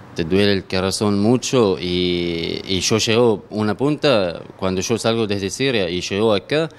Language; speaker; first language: Spanish; non-native, fluent; Arabic